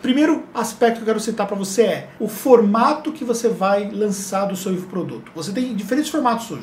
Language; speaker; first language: Portuguese; native; Portuguese